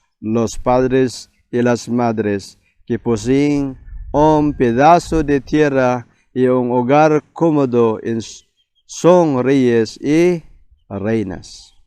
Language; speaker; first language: Spanish; non-native, fluent; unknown